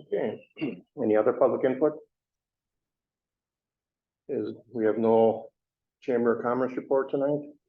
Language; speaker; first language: English; native; English